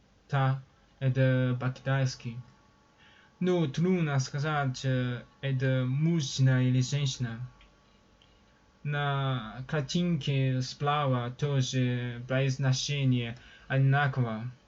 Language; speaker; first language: Russian; non-native, learner; Chinese